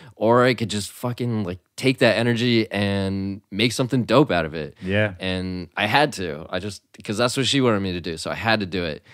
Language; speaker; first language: English; native; English